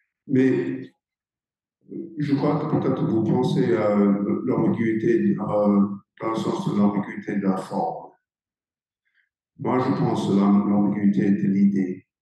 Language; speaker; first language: French; non-native, fluent; English